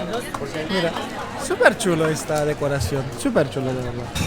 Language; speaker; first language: Spanish; non-native, fluent; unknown